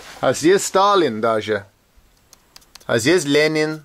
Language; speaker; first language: Russian; non-native, learner; English